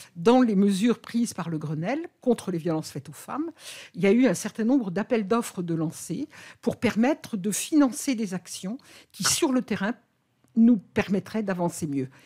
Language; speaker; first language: French; native; French